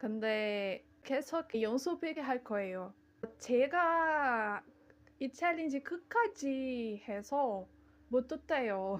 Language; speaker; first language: Korean; non-native, learner; Portuguese